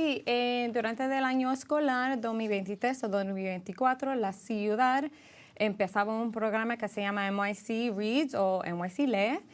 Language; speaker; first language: Spanish; early bilingual, heritage; English